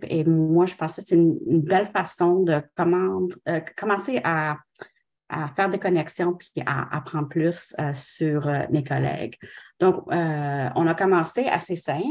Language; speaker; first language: French; non-native, local second language; English